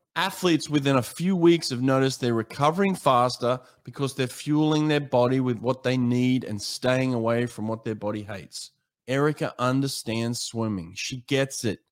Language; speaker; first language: English; native; English